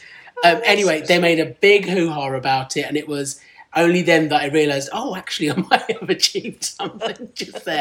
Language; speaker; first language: English; non-native, local second language; Punjabi